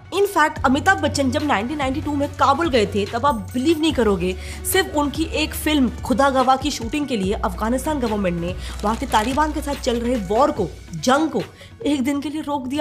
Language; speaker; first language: Hindi; native; Hindi